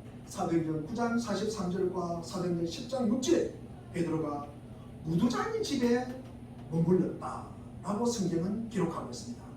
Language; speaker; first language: Korean; native; Korean